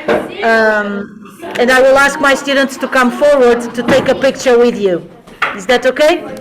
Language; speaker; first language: English; non-native, fluent; Portuguese